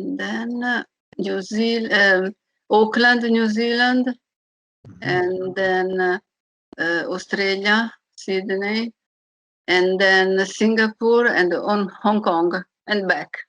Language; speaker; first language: English; non-native, fluent; Italian